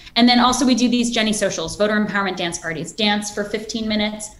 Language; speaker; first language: English; native; English